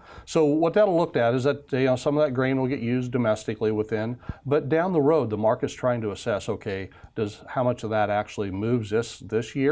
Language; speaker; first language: English; native; English